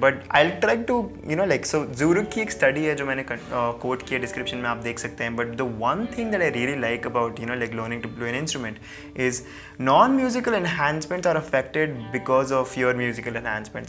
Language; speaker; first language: English; non-native, local second language; Hindi